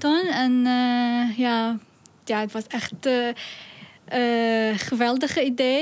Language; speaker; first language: Dutch; non-native, learner; Arabic